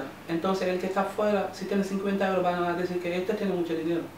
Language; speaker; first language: Spanish; non-native, learner; Wolof